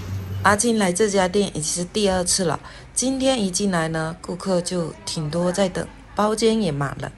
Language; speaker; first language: Chinese; native; Chinese